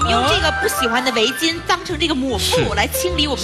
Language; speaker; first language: Chinese; native; Chinese